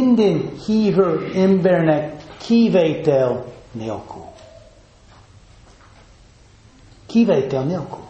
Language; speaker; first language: Hungarian; non-native, fluent; English